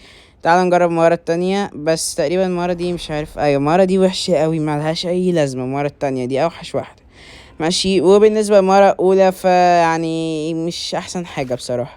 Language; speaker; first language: Arabic; native; Arabic